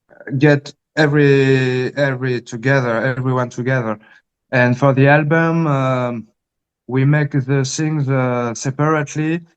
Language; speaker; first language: English; early bilingual, heritage; Spanish